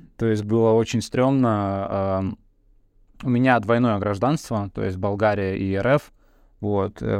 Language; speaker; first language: Russian; early bilingual, other home language; Bulgarian